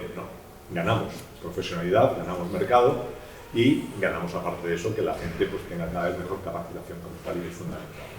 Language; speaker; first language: Spanish; native; Spanish